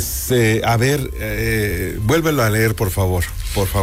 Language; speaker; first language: Spanish; native; Spanish